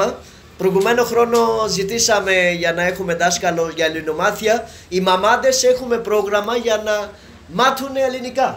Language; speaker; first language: Greek; non-native, learner; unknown